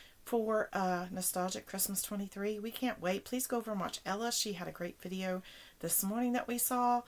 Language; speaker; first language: English; native; English